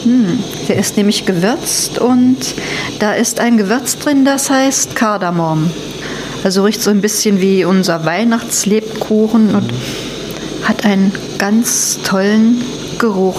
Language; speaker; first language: German; native; German